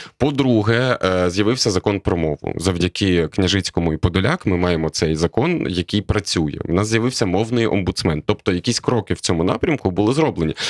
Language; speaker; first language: Ukrainian; native; Ukrainian